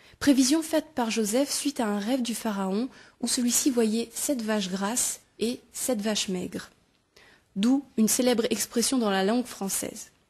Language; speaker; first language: French; native; French